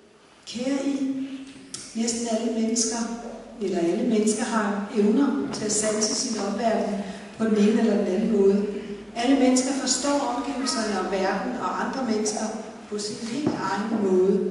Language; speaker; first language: Danish; native; Danish